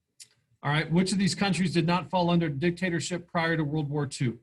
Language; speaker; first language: English; native; English